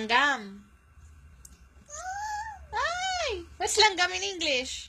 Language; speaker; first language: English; non-native, local second language; Filipino